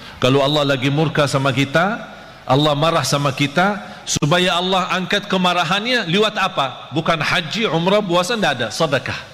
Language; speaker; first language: Malay; non-native, fluent; Arabic